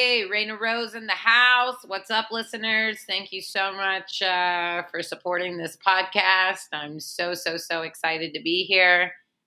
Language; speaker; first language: English; native; English